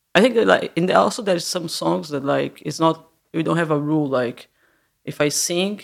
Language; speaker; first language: English; non-native, learner; Portuguese